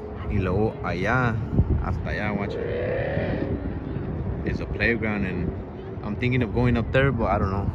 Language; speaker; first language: English; early bilingual, other home language; Spanish